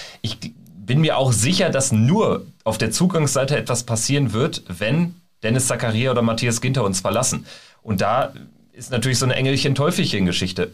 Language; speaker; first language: German; native; German